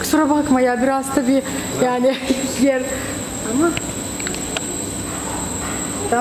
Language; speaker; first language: Turkish; non-native, learner; Russian